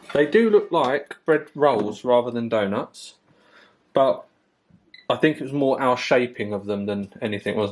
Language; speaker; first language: English; native; English